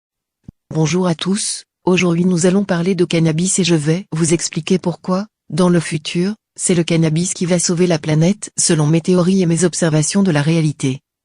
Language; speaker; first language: French; native; French